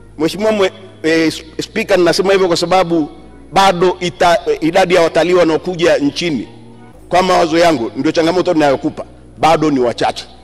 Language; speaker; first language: Swahili; native; Swahili